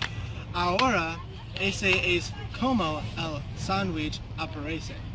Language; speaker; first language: Spanish; non-native, learner; English